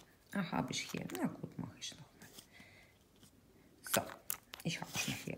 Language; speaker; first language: German; non-native, fluent; Russian